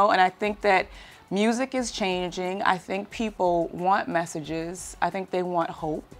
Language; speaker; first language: English; native; English